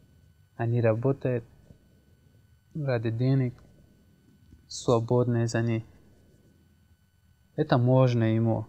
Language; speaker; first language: Russian; non-native, learner; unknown